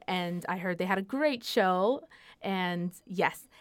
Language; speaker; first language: English; non-native, fluent; Spanish